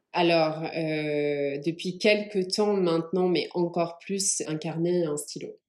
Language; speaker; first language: French; early bilingual, other home language; English